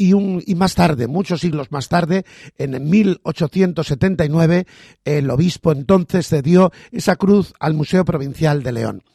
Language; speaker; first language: Spanish; native; Spanish